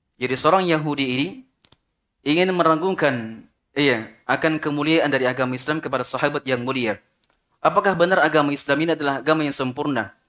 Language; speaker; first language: Malay; non-native, local second language; Sundanese